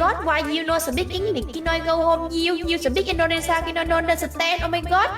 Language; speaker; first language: English; non-native, learner; Vietnamese